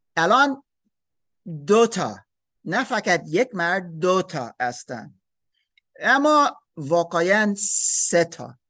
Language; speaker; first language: Persian; non-native, learner; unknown